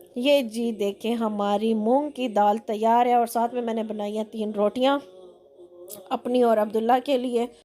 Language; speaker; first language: Urdu; non-native, local second language; Punjabi